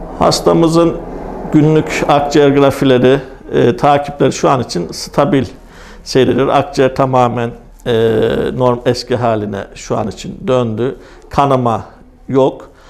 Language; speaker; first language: Turkish; native; Turkish